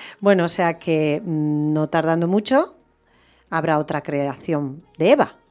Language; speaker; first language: Spanish; native; Spanish